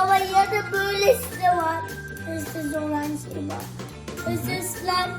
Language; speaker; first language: Turkish; early bilingual, heritage; Turkish